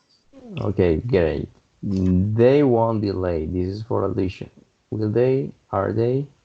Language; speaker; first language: English; non-native, fluent; Spanish